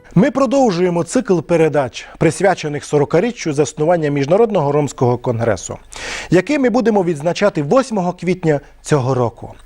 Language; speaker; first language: Ukrainian; non-native, local second language; Romany